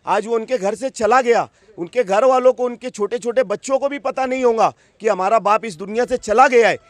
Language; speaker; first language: Urdu; native; Urdu